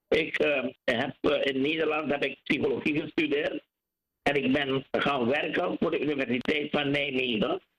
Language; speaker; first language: Dutch; native; Dutch